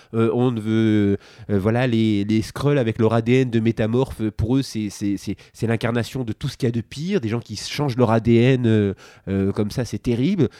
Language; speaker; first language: French; native; French